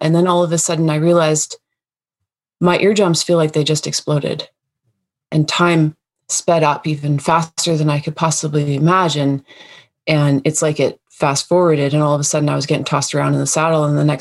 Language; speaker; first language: English; native; English